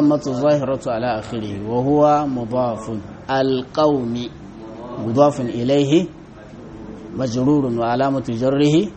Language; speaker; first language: Arabic; non-native, fluent; Hausa